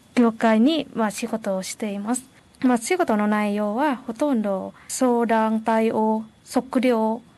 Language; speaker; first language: Japanese; non-native, fluent; Vietnamese